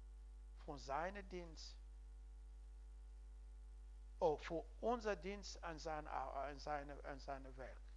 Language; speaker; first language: German; non-native, learner; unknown